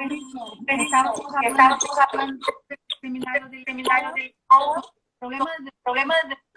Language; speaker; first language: Spanish; non-native, learner; Portuguese